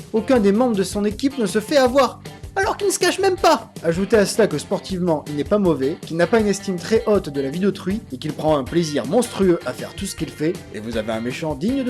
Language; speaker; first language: French; native; French